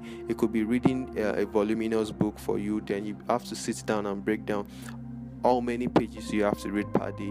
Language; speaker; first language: English; non-native, local second language; Yoruba